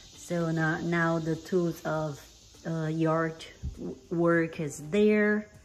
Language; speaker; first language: English; non-native, fluent; Portuguese